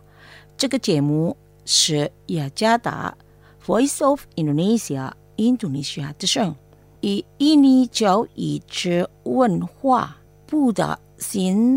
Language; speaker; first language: Chinese; non-native, fluent; Indonesian